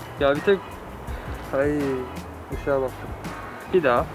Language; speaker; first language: Turkish; native; Turkish